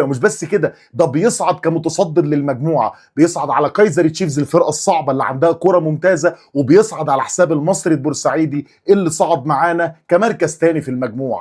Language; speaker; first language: Arabic; native; Arabic